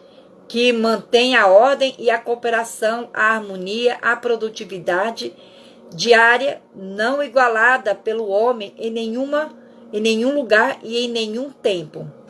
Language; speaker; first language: Portuguese; native; Portuguese